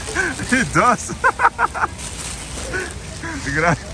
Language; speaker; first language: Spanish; non-native, learner; English